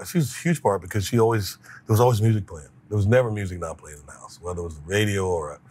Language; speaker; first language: English; native; English